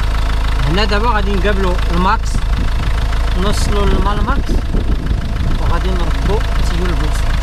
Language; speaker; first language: Arabic; native; Arabic